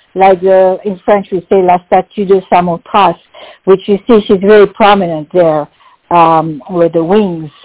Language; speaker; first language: English; non-native, fluent; French